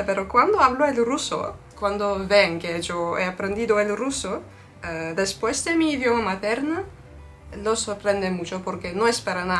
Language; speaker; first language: Spanish; non-native, fluent; Turkish